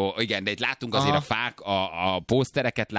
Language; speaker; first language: Hungarian; native; Hungarian